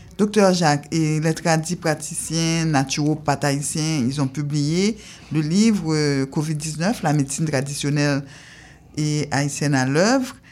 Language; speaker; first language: French; non-native, local second language; Haitian Creole